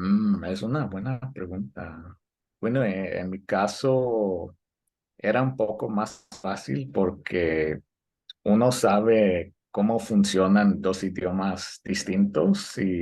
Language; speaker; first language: Spanish; early bilingual, heritage; Spanish